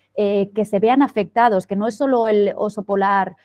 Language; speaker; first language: Spanish; non-native, local second language; Catalan